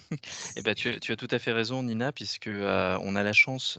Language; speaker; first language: French; native; French